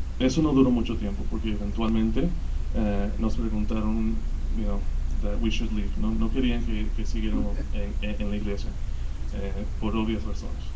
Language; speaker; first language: Spanish; early bilingual, heritage; Spanish